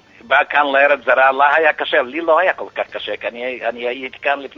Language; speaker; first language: Hebrew; non-native, fluent; Yiddish